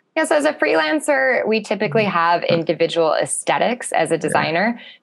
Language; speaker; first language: English; native; English